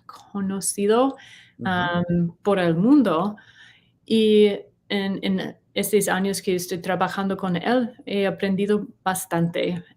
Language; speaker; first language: Spanish; non-native, learner; English